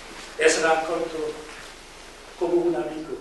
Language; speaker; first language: Italian; non-native, fluent; German